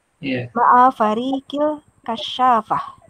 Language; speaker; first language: Arabic; non-native, learner; Indonesian